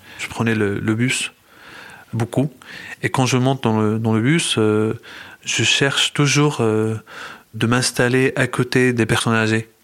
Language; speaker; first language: French; non-native, fluent; Arabic